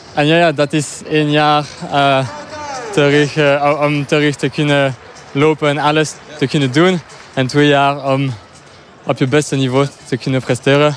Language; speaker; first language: Dutch; non-native, local second language; French